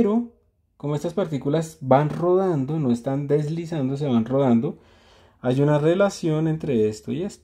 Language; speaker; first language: Spanish; native; Spanish